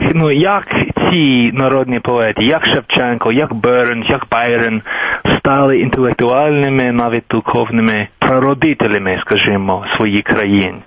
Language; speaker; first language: Ukrainian; non-native, fluent; English